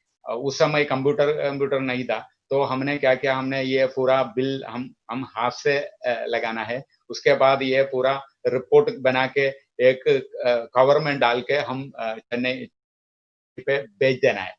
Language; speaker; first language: Hindi; non-native, local second language; Malayalam